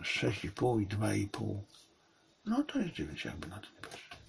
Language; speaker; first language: Polish; native; Polish